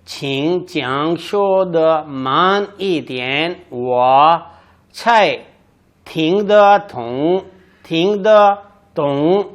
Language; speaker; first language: Chinese; non-native, learner; Urdu